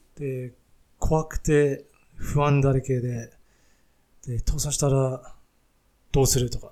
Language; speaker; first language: Japanese; non-native, fluent; English